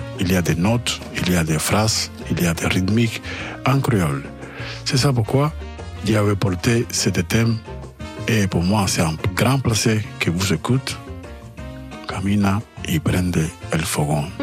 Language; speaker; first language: French; non-native, learner; Spanish